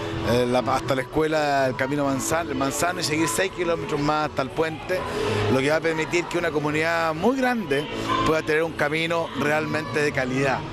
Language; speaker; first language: Spanish; native; Spanish